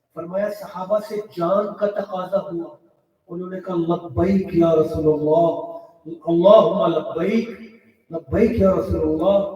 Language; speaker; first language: Urdu; non-native, local second language; Pashto